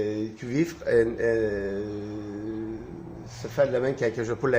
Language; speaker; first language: French; non-native, learner; Turkish